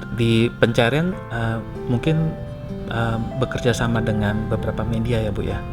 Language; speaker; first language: Indonesian; native; Indonesian